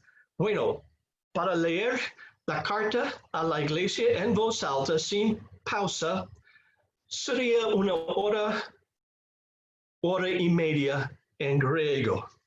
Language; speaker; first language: Spanish; non-native, fluent; English